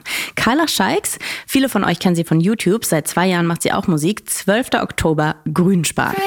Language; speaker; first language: German; native; German